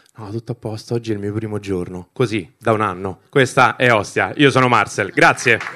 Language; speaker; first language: Italian; early bilingual, other home language; Albanian